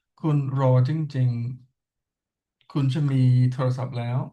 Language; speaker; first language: Thai; non-native, learner; English